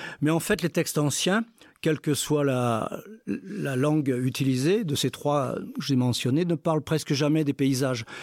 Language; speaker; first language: French; native; French